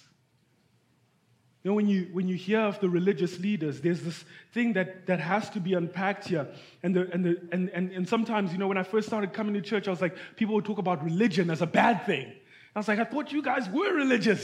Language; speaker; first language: English; non-native, local second language; Shona